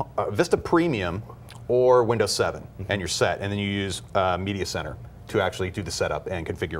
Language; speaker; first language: English; native; English